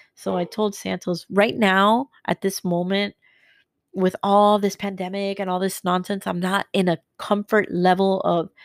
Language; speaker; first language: English; native; English